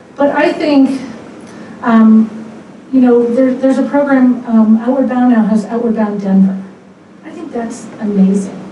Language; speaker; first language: English; native; English